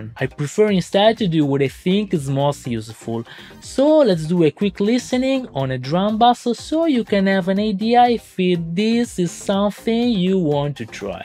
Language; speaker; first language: English; non-native, fluent; Italian